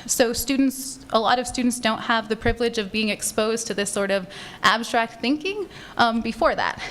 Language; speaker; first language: English; native; English